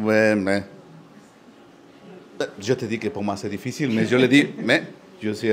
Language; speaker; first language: French; non-native, learner; Spanish